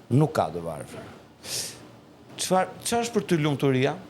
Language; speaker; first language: Albanian; native; Albanian